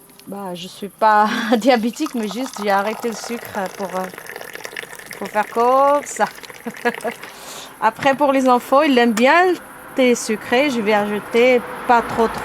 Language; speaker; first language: French; non-native, fluent; Arabic